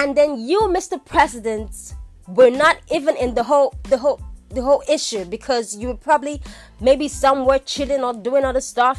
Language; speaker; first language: English; non-native, local second language; Igbo